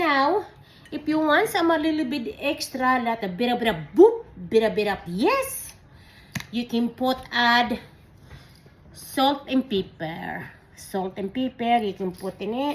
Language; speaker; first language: English; non-native, learner; Filipino